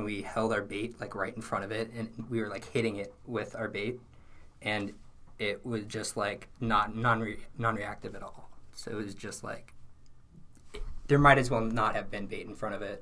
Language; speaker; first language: English; native; English